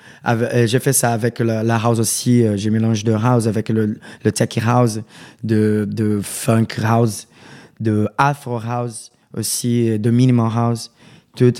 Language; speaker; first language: French; non-native, fluent; Portuguese